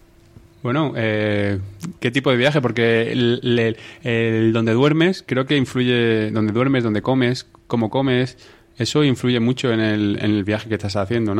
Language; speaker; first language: Spanish; native; Spanish